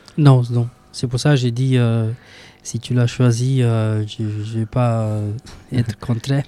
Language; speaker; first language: French; non-native, fluent; Romanian